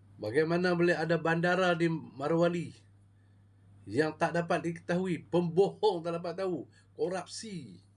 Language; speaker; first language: Malay; native; Malay